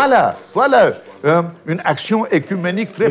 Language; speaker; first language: French; non-native, fluent; Armenian